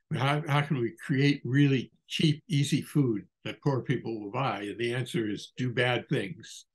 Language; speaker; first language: English; native; English